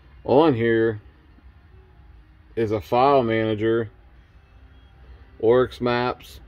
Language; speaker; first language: English; native; English